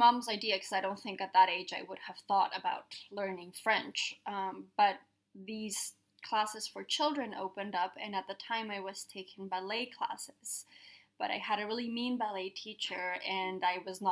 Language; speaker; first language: English; non-native, fluent; Spanish